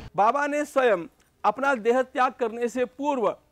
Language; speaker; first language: Hindi; non-native, local second language; Marathi